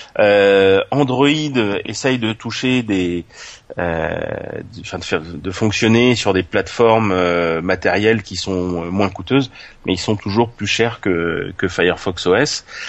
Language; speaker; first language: French; native; French